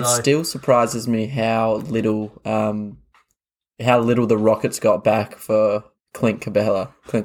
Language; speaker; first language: English; native; English